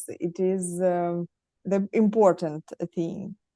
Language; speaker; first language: English; non-native, learner; Russian